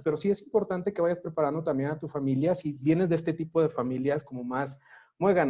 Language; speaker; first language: Spanish; native; Spanish